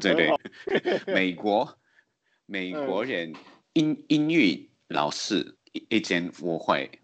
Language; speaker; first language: Chinese; non-native, learner; Japanese